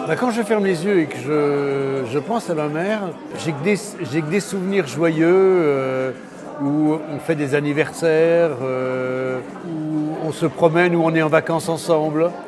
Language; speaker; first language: French; early bilingual, other home language; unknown